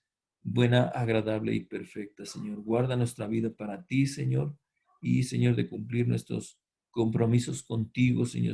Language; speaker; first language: Spanish; native; Spanish